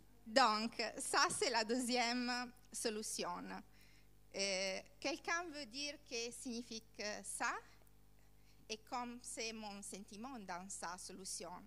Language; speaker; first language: French; non-native, learner; Italian